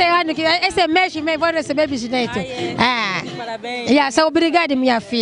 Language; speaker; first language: Portuguese; non-native, local second language; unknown